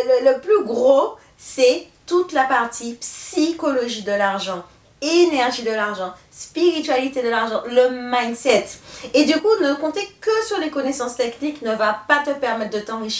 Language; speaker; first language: French; native; French